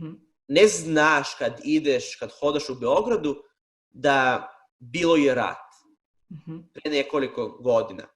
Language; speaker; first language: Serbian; non-native, fluent; Hebrew